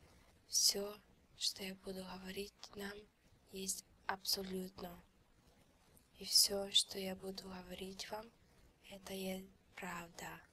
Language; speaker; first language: Russian; early bilingual, heritage; Russian